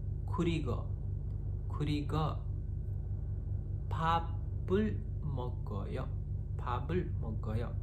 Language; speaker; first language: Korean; non-native, learner; Hindi